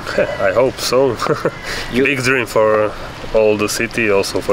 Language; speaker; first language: English; non-native, learner; Slovak